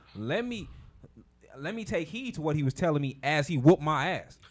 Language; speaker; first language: English; native; English